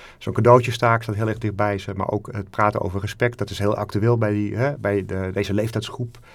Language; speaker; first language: Dutch; native; Dutch